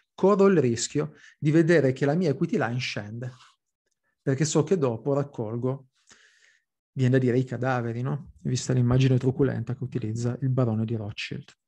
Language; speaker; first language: Italian; early bilingual, heritage; Italian